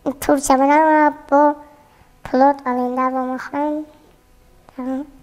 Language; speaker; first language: Tajik; native; Tajik